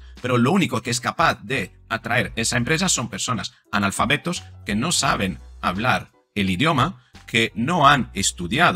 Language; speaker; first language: Spanish; native; Spanish